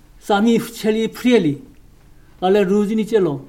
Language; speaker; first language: Czech; non-native, learner; Korean